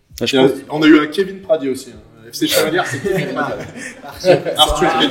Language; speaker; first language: French; native; French